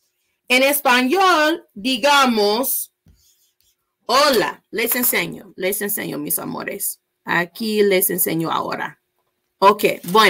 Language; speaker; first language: Spanish; early bilingual, heritage; Spanish